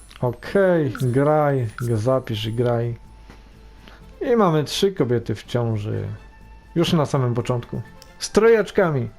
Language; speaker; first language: Polish; native; Polish